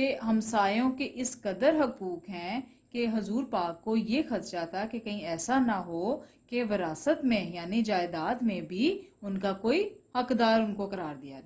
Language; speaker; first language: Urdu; non-native, local second language; Punjabi